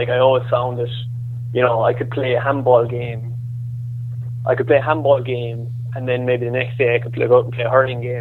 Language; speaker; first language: English; native; English